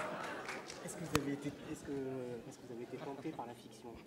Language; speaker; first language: French; native; French